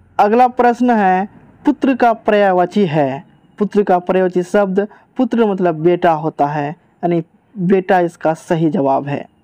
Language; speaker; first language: Hindi; native; Hindi